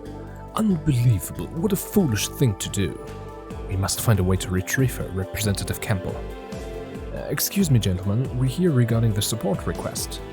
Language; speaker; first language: English; non-native, fluent; German